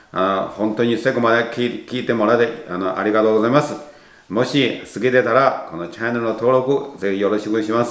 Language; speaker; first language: Japanese; non-native, learner; Chinese